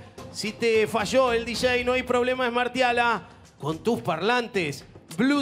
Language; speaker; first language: Spanish; native; Spanish